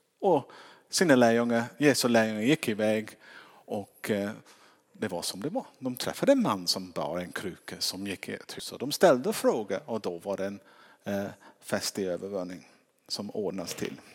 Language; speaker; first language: Swedish; non-native, fluent; English